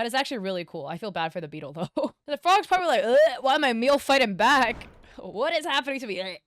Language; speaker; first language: English; native; English